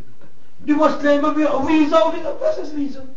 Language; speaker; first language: German; non-native, fluent; Arabic